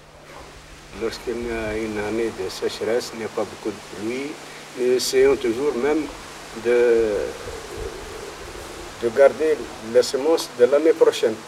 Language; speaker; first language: French; non-native, local second language; Arabic